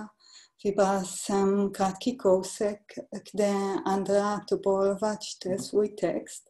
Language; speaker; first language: Czech; non-native, fluent; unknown